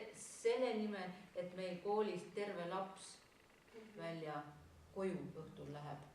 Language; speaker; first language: Estonian; non-native, local second language; Russian